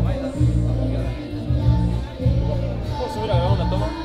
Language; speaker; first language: Spanish; native; Spanish